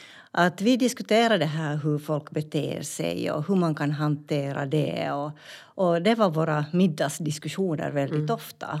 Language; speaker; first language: Swedish; non-native, fluent; Finnish